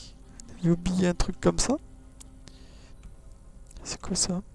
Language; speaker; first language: French; native; French